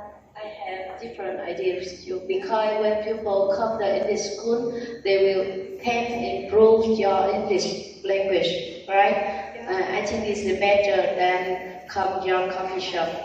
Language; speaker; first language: English; non-native, learner; Vietnamese